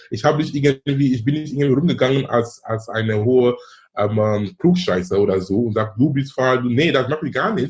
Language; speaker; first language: German; non-native, fluent; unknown